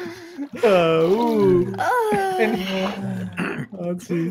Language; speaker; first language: Chinese; native; Chinese